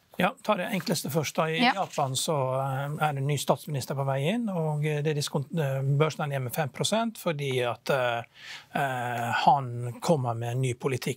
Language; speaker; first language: Norwegian; native; Norwegian